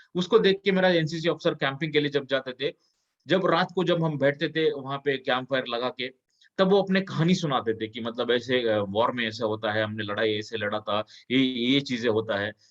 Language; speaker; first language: Hindi; non-native, local second language; Kannada